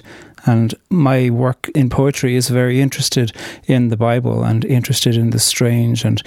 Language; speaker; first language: English; non-native, local second language; Irish